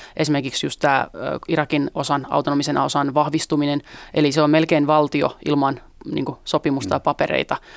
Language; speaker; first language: Finnish; early bilingual, other home language; Kurdish